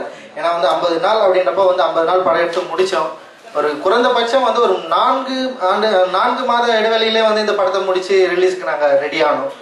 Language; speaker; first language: Tamil; native; Tamil